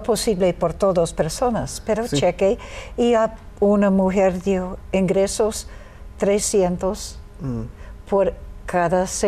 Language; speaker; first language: Spanish; non-native, learner; English